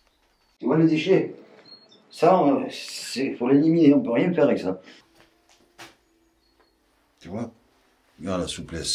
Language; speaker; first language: French; native; French